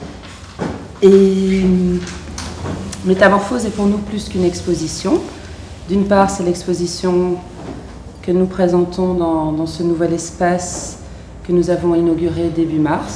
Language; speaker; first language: French; native; French